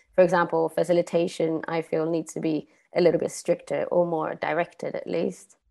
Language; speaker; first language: English; non-native, fluent; Swedish